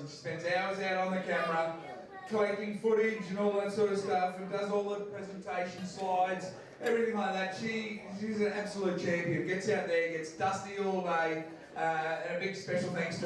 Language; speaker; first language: English; native; English